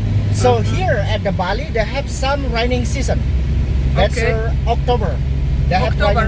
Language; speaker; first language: English; non-native, learner; Indonesian